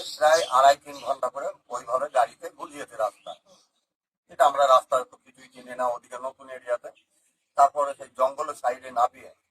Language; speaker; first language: Bangla; native; Bangla